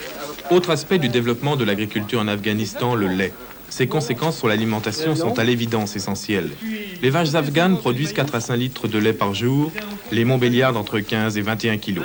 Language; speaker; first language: French; native; French